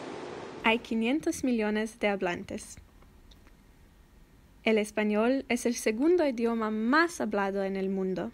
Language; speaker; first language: Spanish; non-native, learner; Slovenian